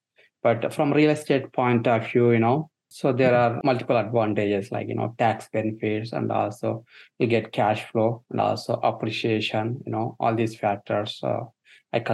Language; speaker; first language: English; non-native, local second language; Telugu